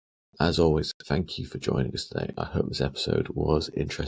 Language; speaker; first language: English; native; English